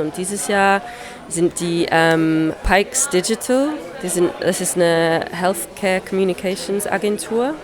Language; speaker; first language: German; non-native, fluent; English